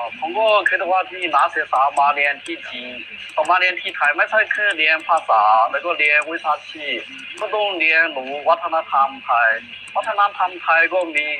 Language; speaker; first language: Thai; non-native, learner; Chinese